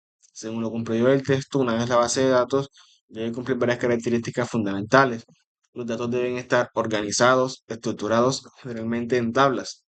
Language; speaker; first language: Spanish; native; Spanish